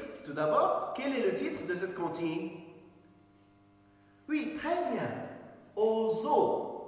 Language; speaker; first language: French; non-native, local second language; Arabic